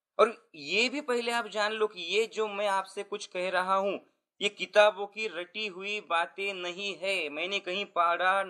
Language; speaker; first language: Hindi; non-native, local second language; Marathi